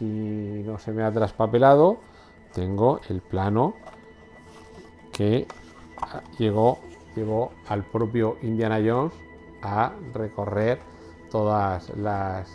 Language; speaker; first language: Spanish; native; Spanish